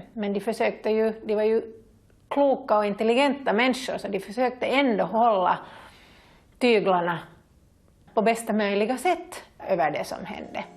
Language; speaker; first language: Swedish; native; Swedish